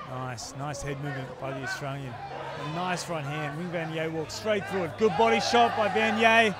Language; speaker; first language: English; native; English